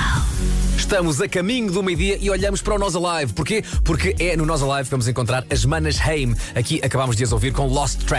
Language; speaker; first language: Portuguese; native; Portuguese